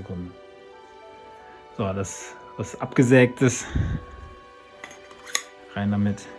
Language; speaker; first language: German; native; German